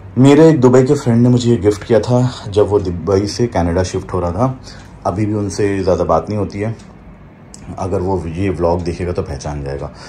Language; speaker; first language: Hindi; native; Hindi